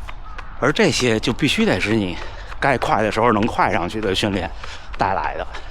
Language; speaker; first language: Chinese; native; Chinese